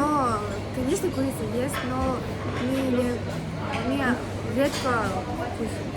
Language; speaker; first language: Russian; non-native, learner; Mongolian